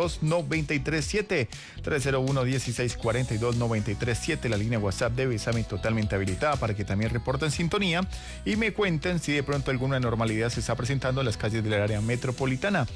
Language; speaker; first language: Spanish; native; Spanish